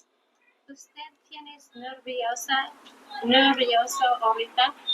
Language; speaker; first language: Spanish; non-native, learner; English